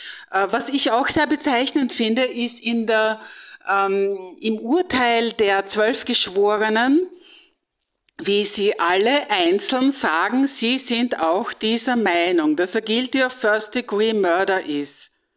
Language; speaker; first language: German; native; German